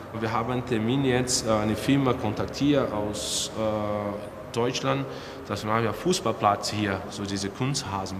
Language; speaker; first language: German; early bilingual, heritage; Portuguese